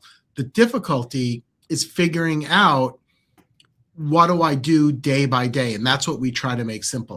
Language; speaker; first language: English; native; English